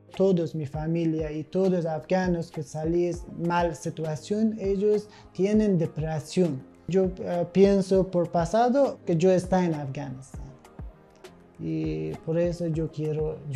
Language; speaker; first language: Spanish; non-native, learner; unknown